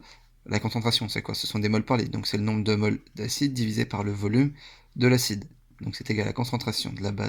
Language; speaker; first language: French; native; French